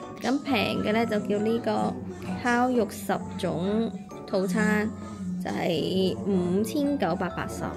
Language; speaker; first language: Cantonese; native; Cantonese